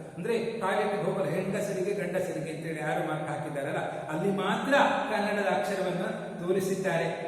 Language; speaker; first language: Kannada; native; Kannada